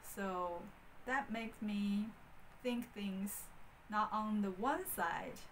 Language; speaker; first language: English; non-native, fluent; Chinese